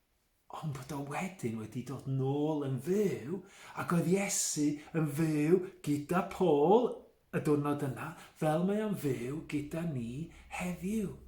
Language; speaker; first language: Welsh; native; Welsh